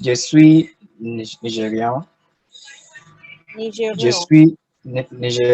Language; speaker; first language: French; non-native, learner; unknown